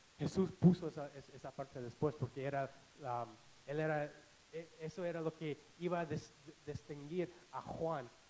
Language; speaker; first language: Spanish; non-native, fluent; English